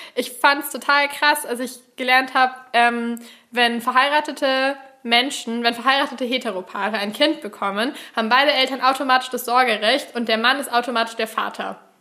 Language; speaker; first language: German; native; German